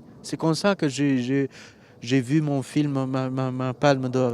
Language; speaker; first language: French; non-native, fluent; Romanian